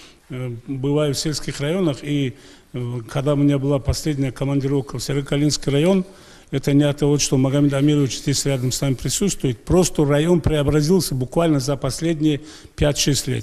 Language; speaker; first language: Russian; native; Russian